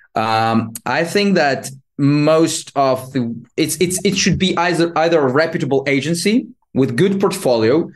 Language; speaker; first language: English; non-native, fluent; Ukrainian